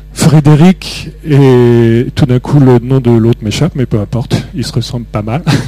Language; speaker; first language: French; native; French